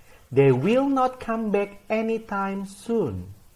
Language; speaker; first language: English; non-native, fluent; Indonesian